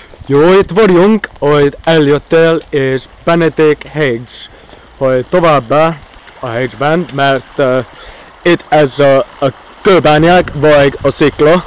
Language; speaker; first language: Hungarian; non-native, learner; English